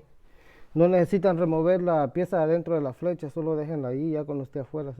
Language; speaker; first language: Spanish; native; Spanish